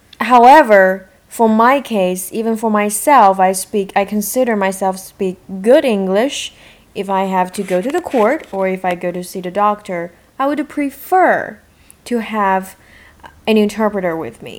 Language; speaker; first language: English; non-native, fluent; Chinese